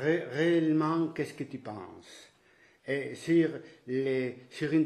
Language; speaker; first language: French; non-native, fluent; Spanish